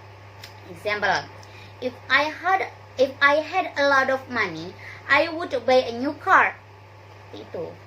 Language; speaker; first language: English; non-native, learner; Indonesian